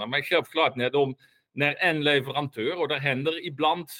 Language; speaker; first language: Swedish; non-native, fluent; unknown